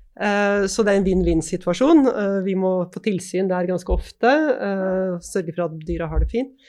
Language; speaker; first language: Norwegian; native; Norwegian